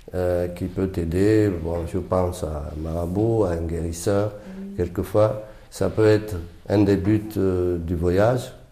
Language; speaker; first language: French; non-native, local second language; Fula